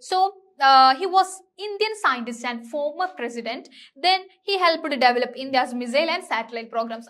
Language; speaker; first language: English; non-native, local second language; Malayalam